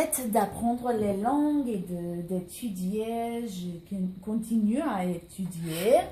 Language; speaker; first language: French; non-native, learner; English